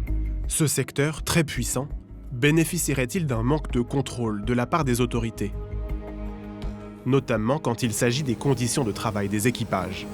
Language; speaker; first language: French; native; French